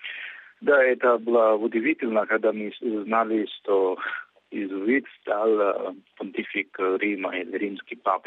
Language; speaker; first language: Russian; non-native, fluent; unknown